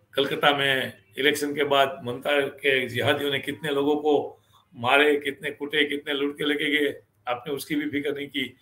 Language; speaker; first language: Hindi; non-native, local second language; Gujarati